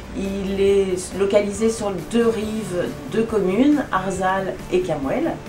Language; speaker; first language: French; native; French